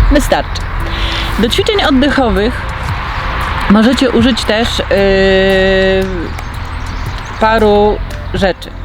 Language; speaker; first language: Polish; native; Polish